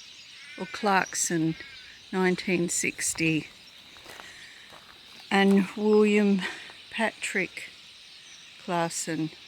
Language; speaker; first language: English; native; English